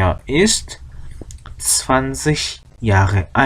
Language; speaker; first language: German; non-native, fluent; Korean